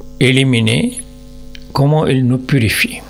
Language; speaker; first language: French; non-native, learner; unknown